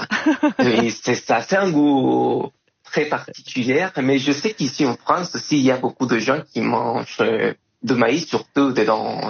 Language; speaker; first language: French; non-native, fluent; Spanish